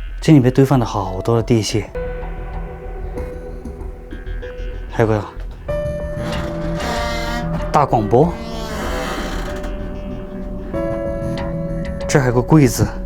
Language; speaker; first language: Chinese; native; Chinese